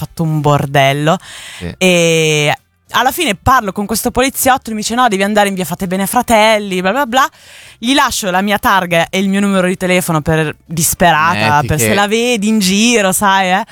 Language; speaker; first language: Italian; native; Italian